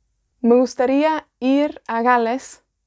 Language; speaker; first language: Spanish; non-native, fluent; Welsh